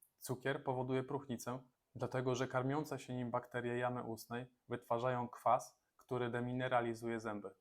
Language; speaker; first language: Polish; native; Polish